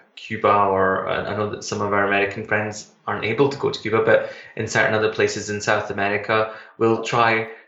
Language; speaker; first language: English; native; English